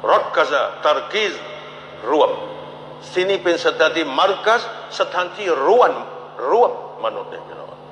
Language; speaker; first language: Thai; non-native, local second language; Malay